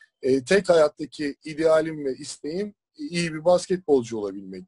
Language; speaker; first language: Turkish; native; Turkish